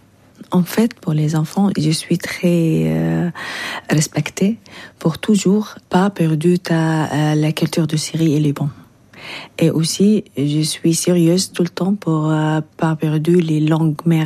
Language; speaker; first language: French; non-native, learner; Arabic